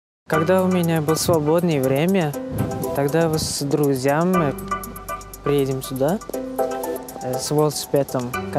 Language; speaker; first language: Russian; non-native, learner; Turkmen